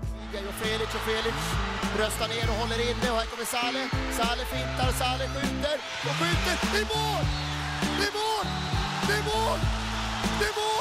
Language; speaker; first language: Swedish; native; Swedish